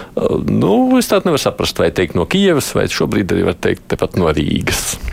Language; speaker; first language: Latvian; native; Latvian